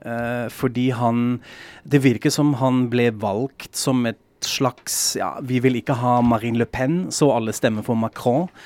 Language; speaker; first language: Norwegian; non-native, fluent; German